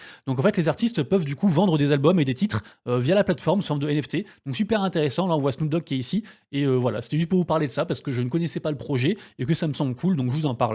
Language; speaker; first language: French; native; French